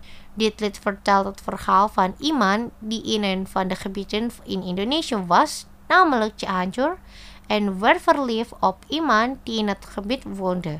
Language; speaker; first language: Dutch; non-native, fluent; Indonesian